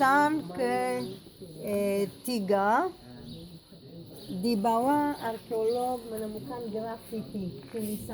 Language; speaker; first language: Indonesian; non-native, fluent; Hebrew